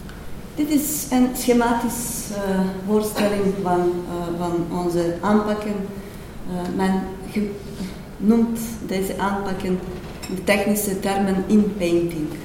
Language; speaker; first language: Dutch; non-native, fluent; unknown